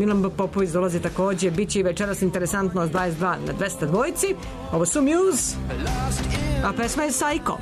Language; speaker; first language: Serbian; native; Serbian